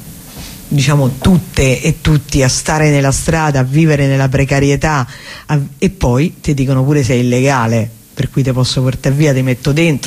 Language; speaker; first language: Italian; native; Italian